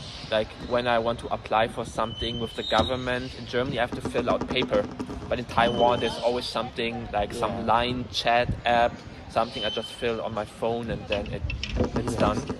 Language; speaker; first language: English; non-native, fluent; German